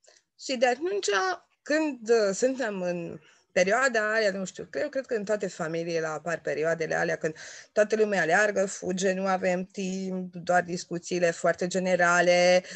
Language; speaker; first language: Romanian; non-native, local second language; Hungarian